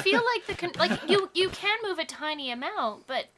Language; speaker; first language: English; native; English